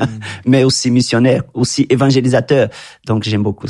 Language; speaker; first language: French; non-native, fluent; Portuguese